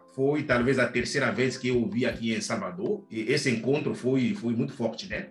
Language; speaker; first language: Portuguese; non-native, fluent; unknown